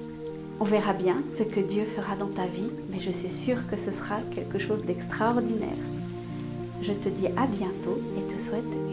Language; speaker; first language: French; native; French